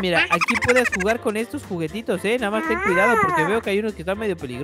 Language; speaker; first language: Spanish; native; Spanish